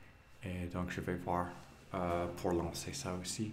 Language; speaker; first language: French; non-native, learner; English